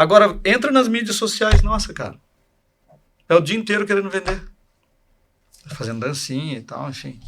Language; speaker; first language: Portuguese; native; Portuguese